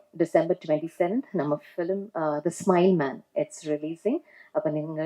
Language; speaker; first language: Tamil; non-native, local second language; Malayalam